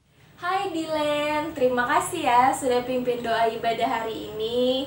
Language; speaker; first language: Indonesian; native; Indonesian